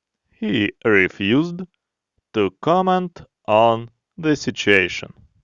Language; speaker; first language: English; non-native, fluent; Ukrainian